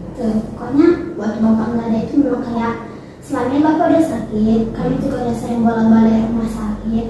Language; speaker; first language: Indonesian; native; Indonesian